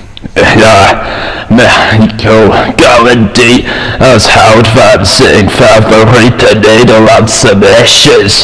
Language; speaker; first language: Dutch; non-native, learner; English